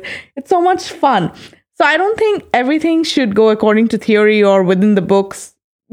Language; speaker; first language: English; non-native, local second language; Bangla